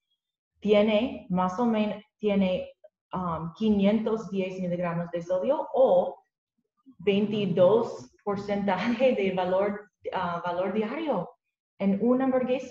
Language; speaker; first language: Spanish; non-native, learner; English